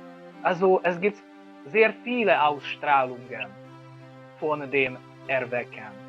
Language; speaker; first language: German; non-native, learner; Hungarian